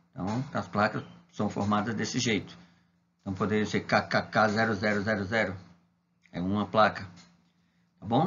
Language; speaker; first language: Portuguese; native; Portuguese